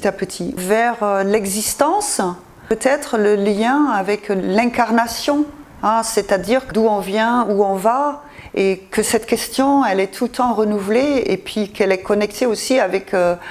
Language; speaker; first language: French; non-native, fluent; Dutch